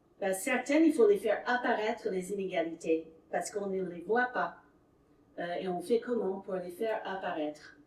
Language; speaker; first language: French; non-native, fluent; English